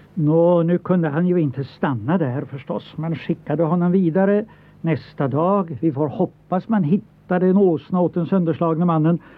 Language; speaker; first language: Swedish; native; Swedish